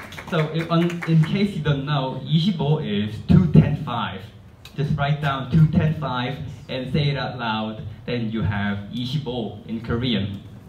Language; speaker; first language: English; non-native, fluent; Korean